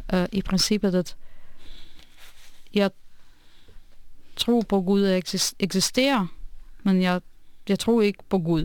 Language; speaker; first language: Danish; non-native, fluent; Russian